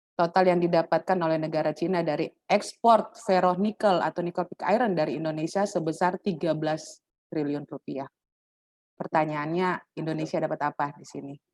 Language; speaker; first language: Indonesian; native; Indonesian